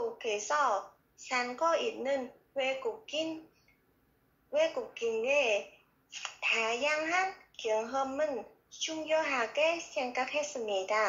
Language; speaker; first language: Korean; non-native, learner; Vietnamese